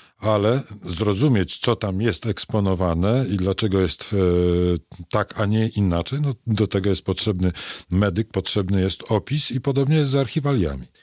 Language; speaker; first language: Polish; native; Polish